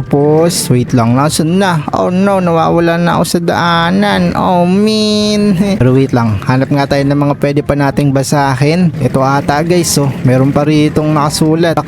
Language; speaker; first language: Filipino; native; Filipino